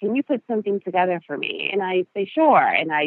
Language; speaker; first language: English; non-native, fluent; Spanish